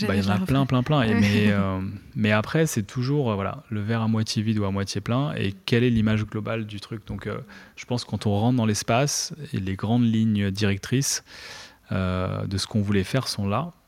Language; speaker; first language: French; native; French